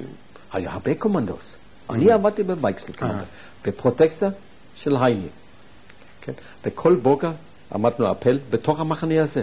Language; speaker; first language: Hebrew; non-native, fluent; German